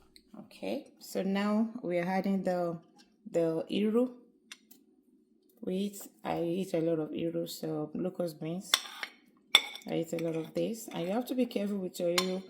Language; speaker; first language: English; non-native, local second language; Yoruba